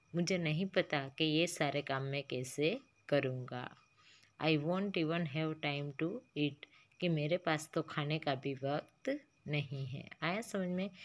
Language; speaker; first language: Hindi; non-native, local second language; Gujarati